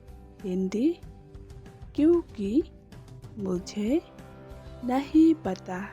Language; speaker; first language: Hindi; non-native, local second language; Khasi